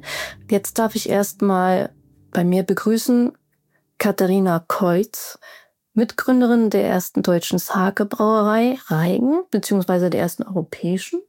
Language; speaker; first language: German; native; German